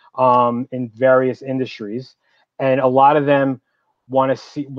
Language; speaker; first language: English; native; English